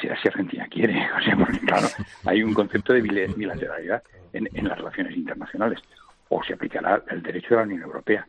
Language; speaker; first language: Spanish; non-native, local second language; Catalan